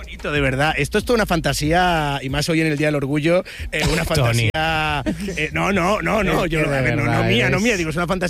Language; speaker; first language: Spanish; native; Spanish